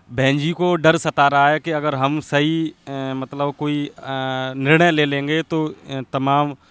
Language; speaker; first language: Hindi; native; Hindi